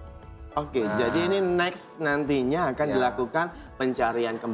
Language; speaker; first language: Indonesian; native; Indonesian